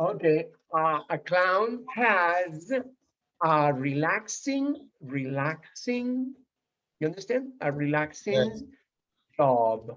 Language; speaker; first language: English; non-native, fluent; Spanish